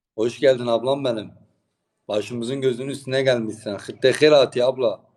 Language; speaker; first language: Turkish; native; Turkish